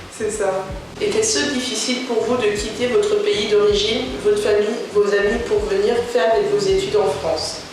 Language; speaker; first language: French; non-native, local second language; Luxembourgish